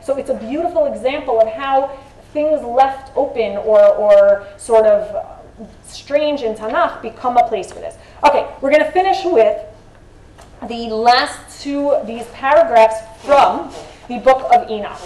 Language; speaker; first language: English; native; English